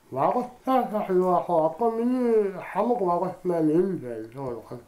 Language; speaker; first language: Mongolian; non-native, learner; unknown